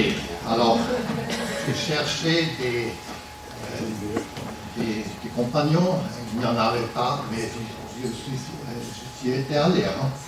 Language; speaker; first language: French; non-native, local second language; German